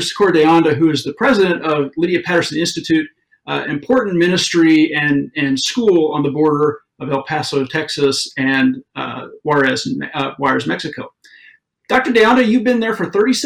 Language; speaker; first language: English; native; English